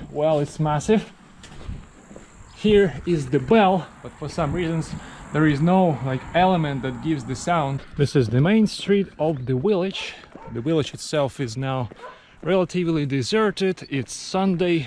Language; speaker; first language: English; non-native, fluent; Russian